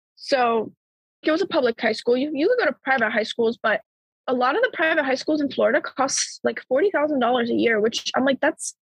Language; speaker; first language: English; early bilingual, other home language; Bulgarian